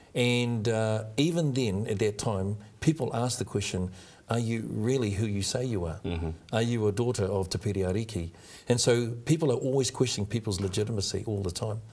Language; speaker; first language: English; native; English